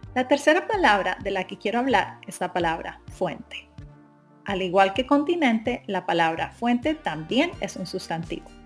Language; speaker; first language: Spanish; native; Spanish